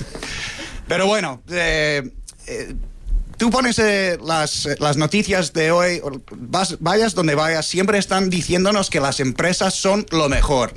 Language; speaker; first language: Spanish; non-native, fluent; English